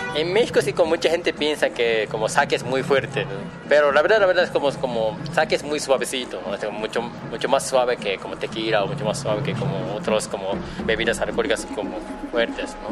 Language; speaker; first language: Spanish; non-native, fluent; Japanese